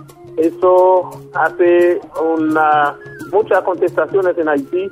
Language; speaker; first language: Spanish; non-native, local second language; Haitian Creole